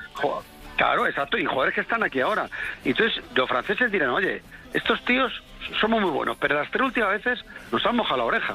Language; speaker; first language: Spanish; native; Spanish